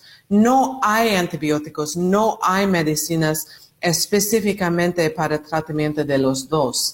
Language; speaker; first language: Spanish; non-native, learner; English